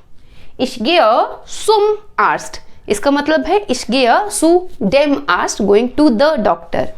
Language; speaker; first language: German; non-native, learner; Hindi